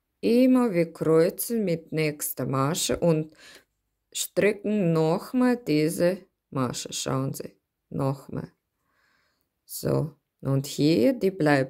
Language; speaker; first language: German; non-native, learner; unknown